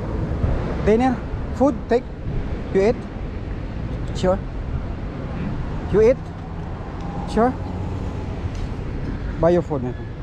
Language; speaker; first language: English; non-native, local second language; Filipino